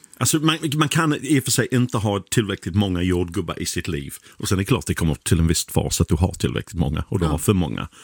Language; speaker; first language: Swedish; non-native, fluent; English